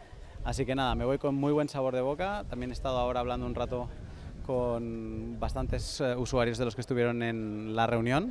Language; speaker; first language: Spanish; native; Spanish